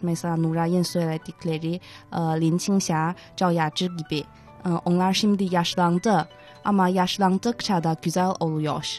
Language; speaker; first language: Turkish; non-native, fluent; Chinese